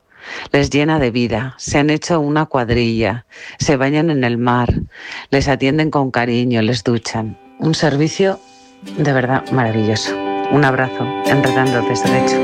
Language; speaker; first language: Spanish; native; Spanish